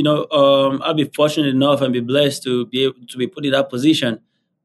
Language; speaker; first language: English; non-native, local second language; Igbo